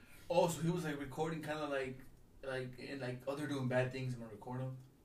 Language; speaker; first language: English; early bilingual, other home language; Spanish